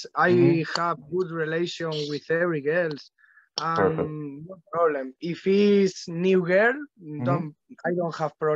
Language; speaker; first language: English; non-native, learner; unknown